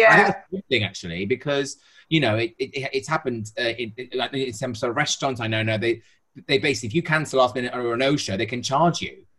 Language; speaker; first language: English; native; English